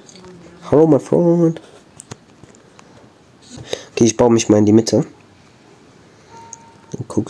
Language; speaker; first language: German; native; German